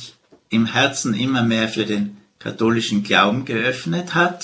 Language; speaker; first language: German; native; German